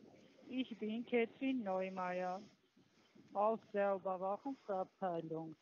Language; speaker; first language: German; non-native, learner; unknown